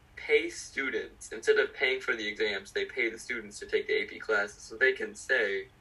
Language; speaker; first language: English; native; English